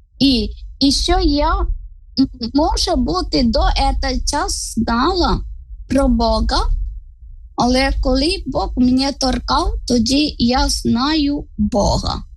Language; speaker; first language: Ukrainian; non-native, fluent; Malayalam